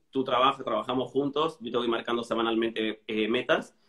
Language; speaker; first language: Spanish; native; Spanish